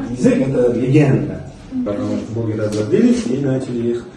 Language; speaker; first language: Russian; non-native, local second language; Uzbek